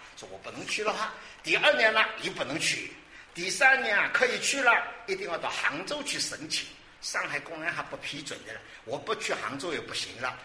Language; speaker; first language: Chinese; non-native, local second language; Wu Chinese